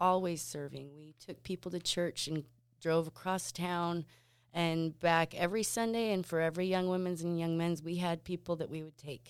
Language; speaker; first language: English; native; English